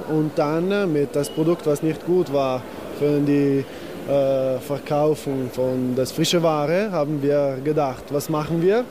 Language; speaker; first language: German; non-native, learner; Italian